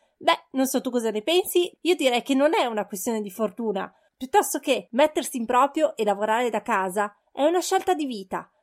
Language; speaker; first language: Italian; native; Italian